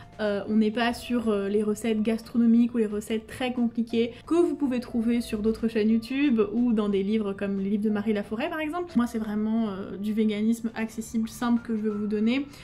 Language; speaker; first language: French; native; French